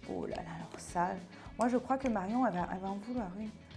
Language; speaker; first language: French; native; French